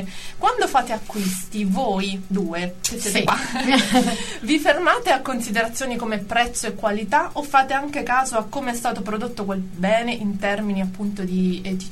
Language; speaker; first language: Italian; native; Italian